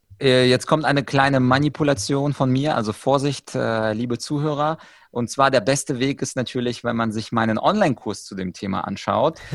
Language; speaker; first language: German; early bilingual, other home language; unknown